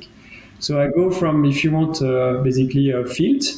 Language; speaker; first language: English; non-native, fluent; French